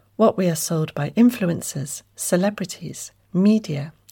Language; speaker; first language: English; native; English